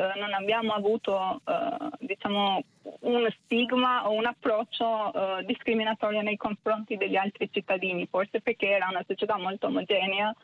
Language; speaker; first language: Italian; non-native, fluent; Albanian